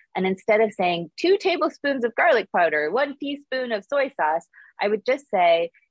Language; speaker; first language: English; early bilingual, other home language; Korean